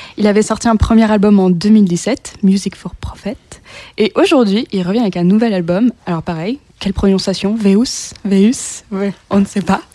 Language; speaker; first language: French; native; French